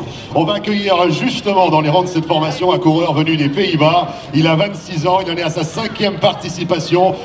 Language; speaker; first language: French; native; French